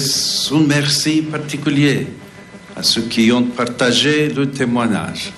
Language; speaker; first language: French; non-native, fluent; English